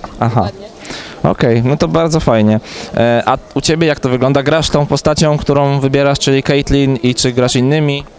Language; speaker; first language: Polish; native; Polish